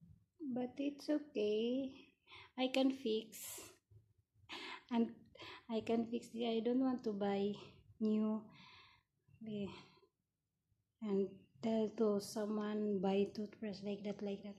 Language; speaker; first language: English; non-native, learner; Filipino